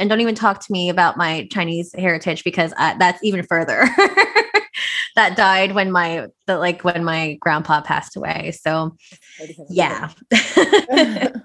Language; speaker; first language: English; native; English